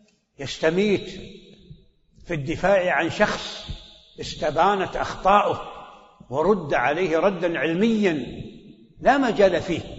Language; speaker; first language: Arabic; native; Arabic